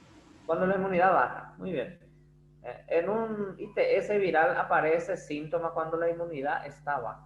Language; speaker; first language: Spanish; non-native, fluent; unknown